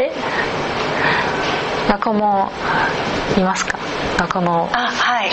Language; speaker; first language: Japanese; non-native, learner; Chinese